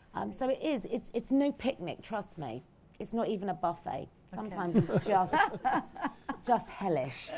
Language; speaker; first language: English; native; English